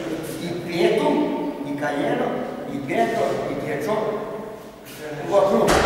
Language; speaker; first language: Russian; non-native, learner; Serbian